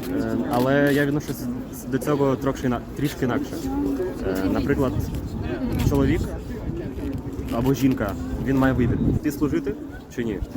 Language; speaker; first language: Ukrainian; non-native, local second language; Russian